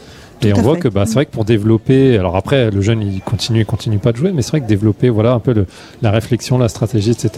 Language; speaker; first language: French; native; French